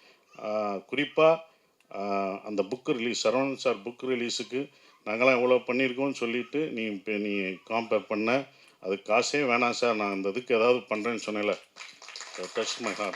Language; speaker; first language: Tamil; native; Tamil